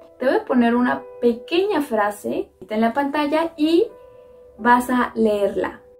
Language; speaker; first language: Spanish; native; Spanish